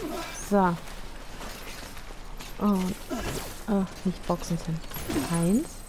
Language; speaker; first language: German; native; German